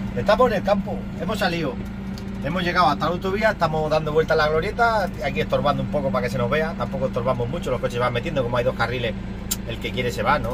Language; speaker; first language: Spanish; native; Spanish